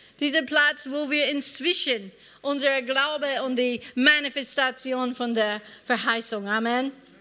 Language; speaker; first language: German; non-native, fluent; English